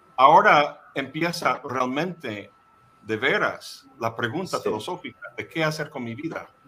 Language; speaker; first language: Spanish; non-native, fluent; English